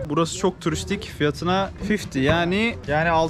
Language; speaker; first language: Turkish; native; Turkish